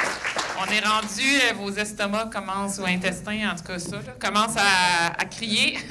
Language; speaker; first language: French; native; French